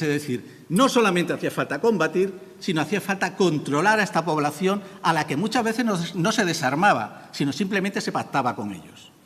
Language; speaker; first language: Spanish; native; Spanish